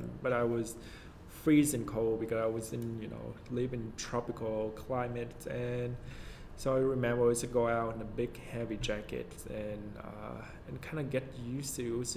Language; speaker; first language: English; non-native, fluent; Vietnamese